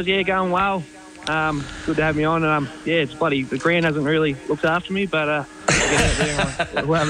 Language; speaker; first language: English; native; English